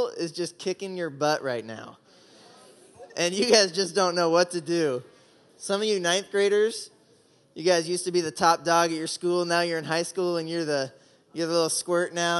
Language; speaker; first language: English; native; English